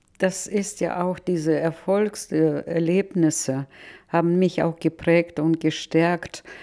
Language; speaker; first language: German; non-native, fluent; Russian